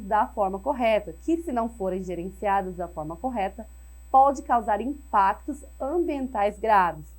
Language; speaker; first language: Portuguese; native; Portuguese